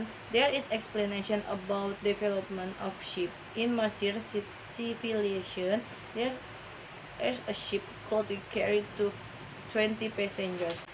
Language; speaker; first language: English; non-native, learner; Indonesian